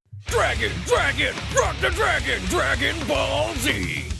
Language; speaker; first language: English; native; English